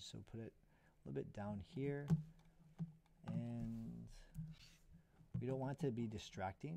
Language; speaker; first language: English; native; English